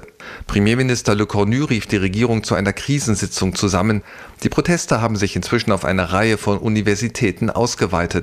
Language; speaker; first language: German; native; German